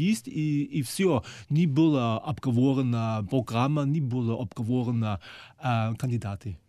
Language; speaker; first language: Ukrainian; non-native, fluent; German